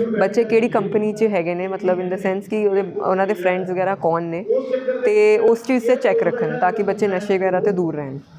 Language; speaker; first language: Punjabi; non-native, local second language; Hindi